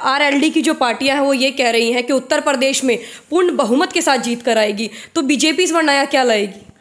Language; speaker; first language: Hindi; native; Hindi